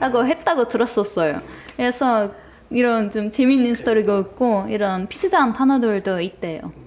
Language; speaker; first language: Korean; non-native, fluent; Turkish